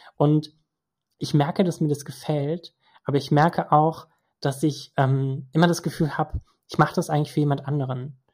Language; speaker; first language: German; early bilingual, other home language; Turkish